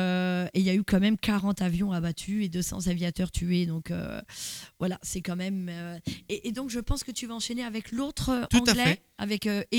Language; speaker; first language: French; native; French